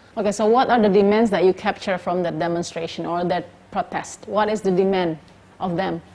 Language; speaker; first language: English; non-native, fluent; Indonesian